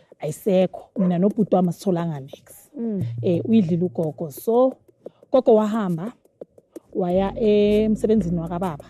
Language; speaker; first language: Zulu; native; Zulu